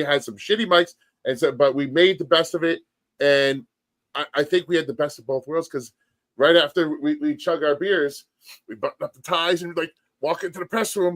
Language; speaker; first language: English; native; English